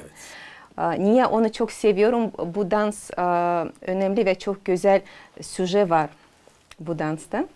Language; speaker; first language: Turkish; non-native, learner; Azerbaijani